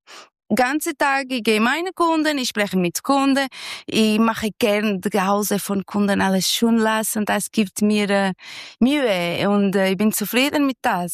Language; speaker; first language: German; non-native, learner; Portuguese